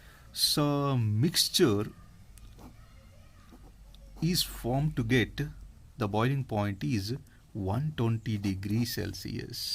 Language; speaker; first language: English; non-native, local second language; Kannada